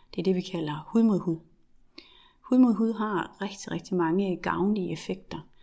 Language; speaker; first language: Danish; native; Danish